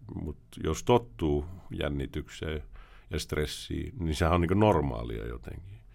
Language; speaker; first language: Finnish; early bilingual, heritage; Finnish